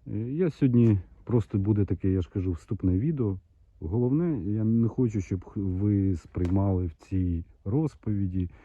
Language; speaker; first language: Ukrainian; non-native, local second language; Russian